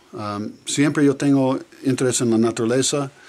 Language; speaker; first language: Spanish; non-native, learner; English